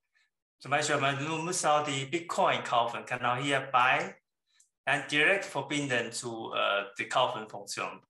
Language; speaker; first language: German; non-native, learner; Chinese